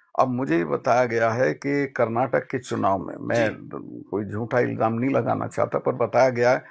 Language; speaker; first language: Hindi; native; Hindi